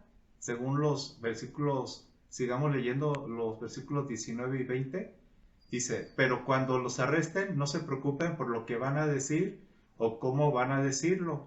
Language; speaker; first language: Spanish; native; Spanish